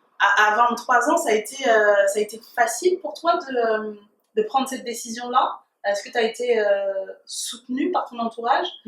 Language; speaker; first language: French; native; French